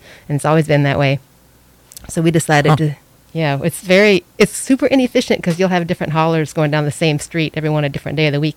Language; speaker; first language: English; native; English